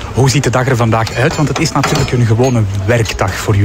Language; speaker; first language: Dutch; native; Dutch